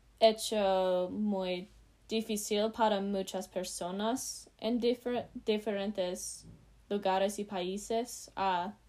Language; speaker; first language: Spanish; non-native, learner; English